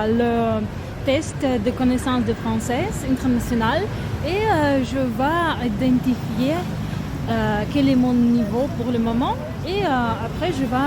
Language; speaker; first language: French; non-native, learner; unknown